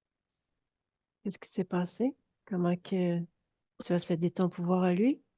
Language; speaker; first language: French; native; French